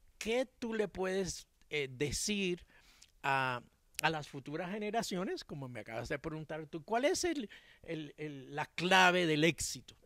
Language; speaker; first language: Spanish; early bilingual, heritage; Spanish